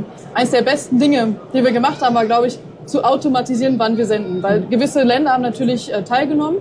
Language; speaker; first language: German; native; German